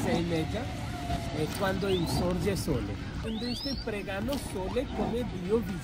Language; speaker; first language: Italian; non-native, learner; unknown